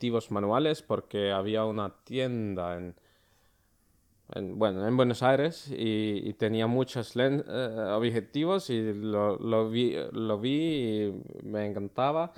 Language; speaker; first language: Spanish; early bilingual, other home language; Finnish